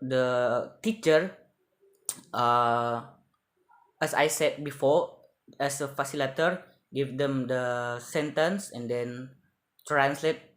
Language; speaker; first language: English; non-native, learner; Indonesian